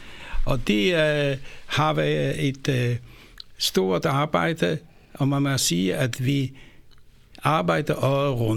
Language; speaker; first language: Danish; non-native, fluent; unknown